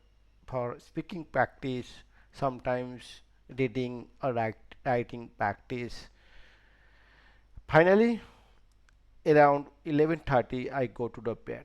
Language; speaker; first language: English; non-native, fluent; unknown